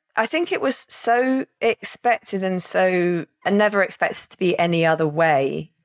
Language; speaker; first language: English; native; English